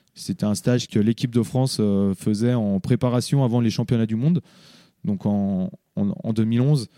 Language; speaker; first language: French; native; French